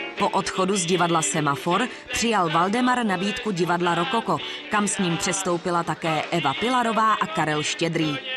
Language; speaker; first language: Czech; native; Czech